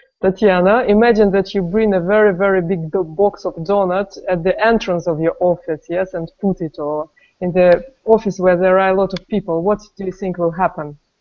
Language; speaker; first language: English; non-native, fluent; Russian